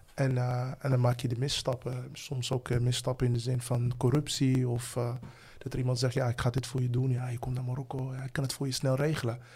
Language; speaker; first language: Dutch; non-native, fluent; Arabic